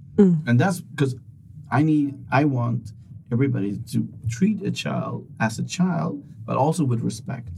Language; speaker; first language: English; non-native, fluent; Swedish